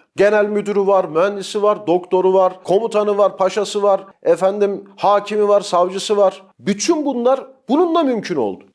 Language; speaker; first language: Turkish; native; Turkish